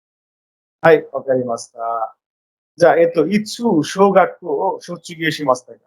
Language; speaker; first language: Japanese; non-native, fluent; Bangla